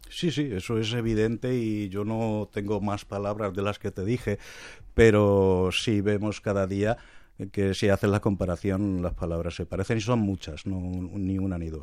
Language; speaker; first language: Spanish; non-native, fluent; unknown